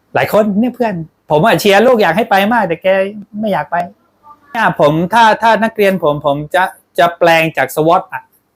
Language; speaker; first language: Thai; non-native, local second language; Pattani Malay